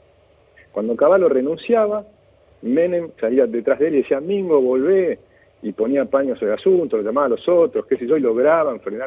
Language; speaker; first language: Spanish; native; Spanish